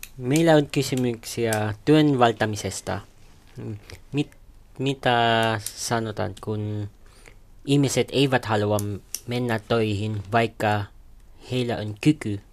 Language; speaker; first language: Finnish; non-native, learner; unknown